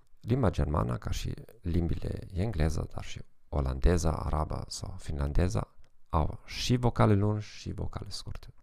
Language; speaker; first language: Romanian; non-native, fluent; German